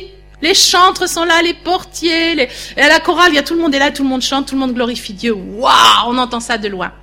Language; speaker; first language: French; native; French